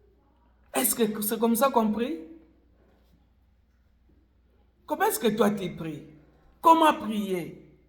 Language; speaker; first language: French; non-native, local second language; Lingala